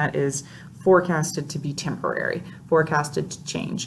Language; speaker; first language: English; native; English